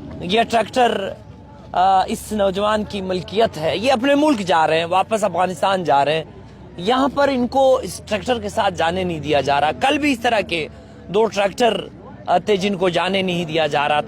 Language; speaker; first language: Urdu; native; Urdu